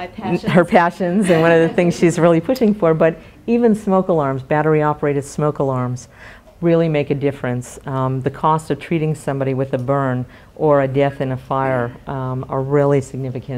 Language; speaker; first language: English; native; English